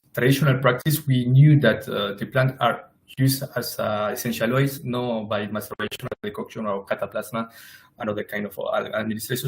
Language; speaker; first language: English; non-native, fluent; Spanish